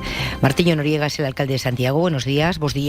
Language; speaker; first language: Spanish; native; Spanish